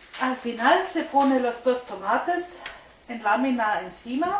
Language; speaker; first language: Spanish; non-native, learner; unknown